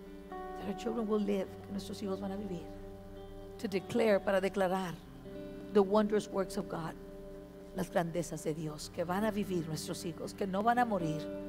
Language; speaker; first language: Spanish; early bilingual, heritage; Spanish